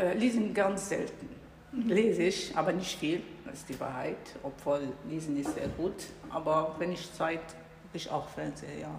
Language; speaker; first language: German; non-native, learner; Arabic